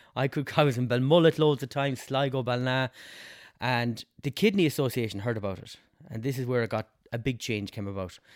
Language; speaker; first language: English; native; English